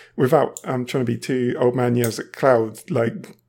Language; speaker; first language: English; native; English